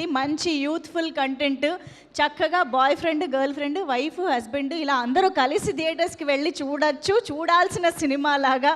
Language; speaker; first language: Telugu; native; Telugu